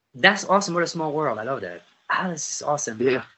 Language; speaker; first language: English; non-native, fluent; French